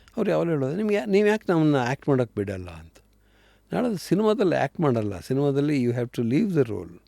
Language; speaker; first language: Kannada; native; Kannada